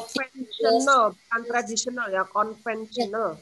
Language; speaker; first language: English; non-native, fluent; Indonesian